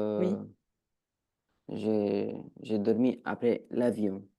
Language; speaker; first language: French; non-native, learner; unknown